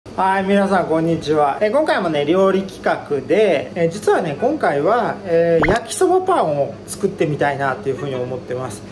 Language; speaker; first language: Japanese; native; Japanese